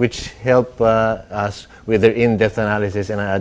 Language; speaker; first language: English; non-native, local second language; Filipino